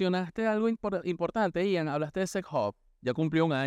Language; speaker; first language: Spanish; native; Spanish